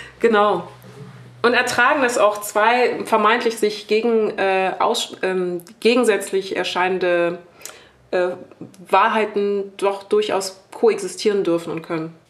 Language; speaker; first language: German; native; German